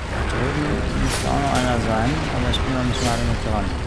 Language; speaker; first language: German; native; German